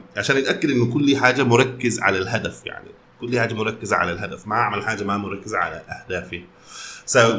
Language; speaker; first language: Arabic; early bilingual, heritage; Arabic